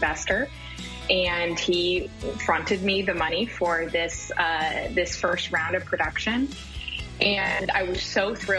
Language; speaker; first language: English; native; English